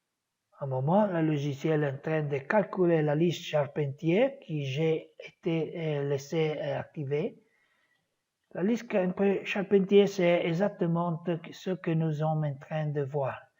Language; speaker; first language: French; non-native, fluent; Italian